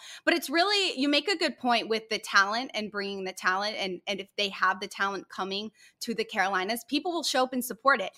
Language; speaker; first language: English; native; English